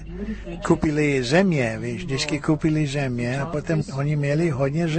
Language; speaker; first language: Czech; early bilingual, heritage; Czech